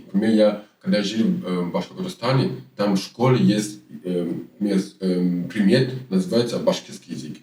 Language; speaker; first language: Russian; non-native, fluent; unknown